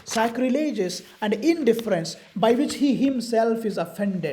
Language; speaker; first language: English; non-native, local second language; Telugu